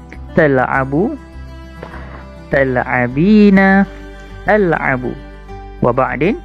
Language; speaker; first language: Arabic; non-native, fluent; Malay